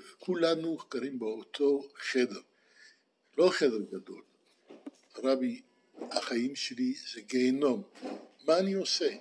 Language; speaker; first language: Hebrew; non-native, fluent; Dutch